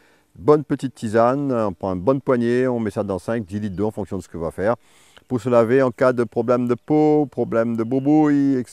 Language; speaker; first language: French; native; French